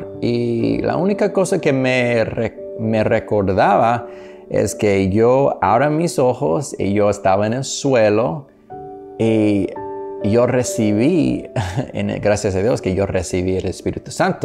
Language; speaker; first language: Spanish; non-native, learner; English